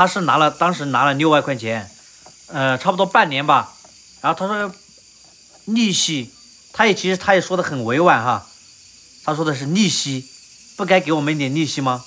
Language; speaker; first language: Chinese; native; Chinese